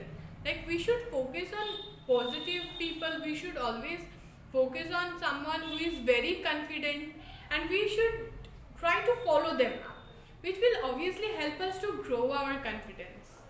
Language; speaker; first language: English; non-native, local second language; Bangla